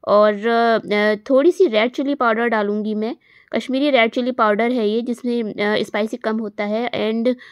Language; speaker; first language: Hindi; native; Hindi